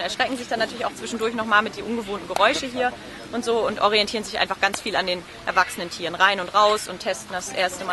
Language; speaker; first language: German; native; German